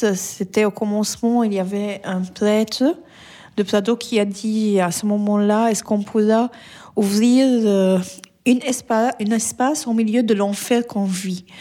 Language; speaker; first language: French; non-native, fluent; Arabic